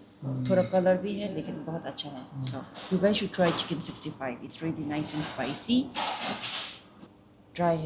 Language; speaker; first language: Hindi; non-native, learner; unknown